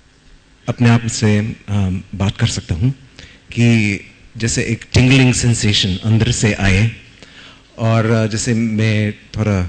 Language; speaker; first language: Hindi; non-native, learner; English